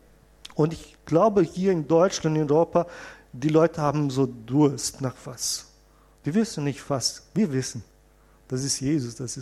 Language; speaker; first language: German; non-native, fluent; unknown